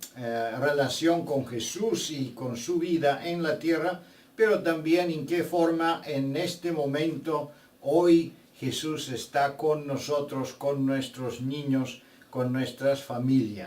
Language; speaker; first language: Spanish; non-native, fluent; Bulgarian